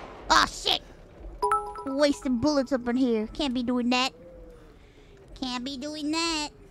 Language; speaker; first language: English; early bilingual, other home language; Spanish